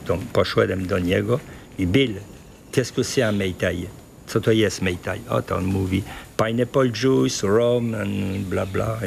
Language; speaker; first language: Polish; early bilingual, heritage; French